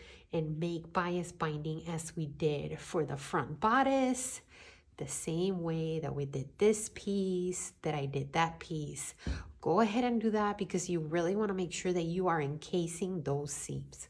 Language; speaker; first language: English; native; English